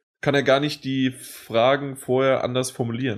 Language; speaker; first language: German; native; German